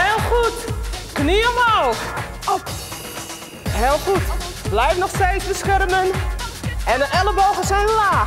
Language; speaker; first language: Dutch; native; Dutch